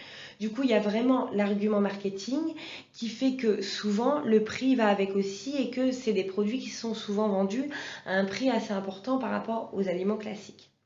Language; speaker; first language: French; native; French